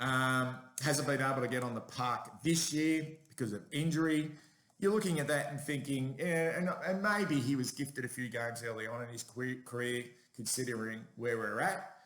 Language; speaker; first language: English; native; English